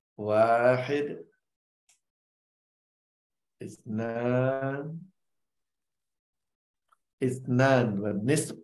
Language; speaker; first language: Arabic; non-native, learner; Indonesian